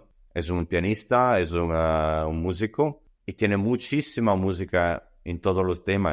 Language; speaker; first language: Spanish; non-native, learner; Italian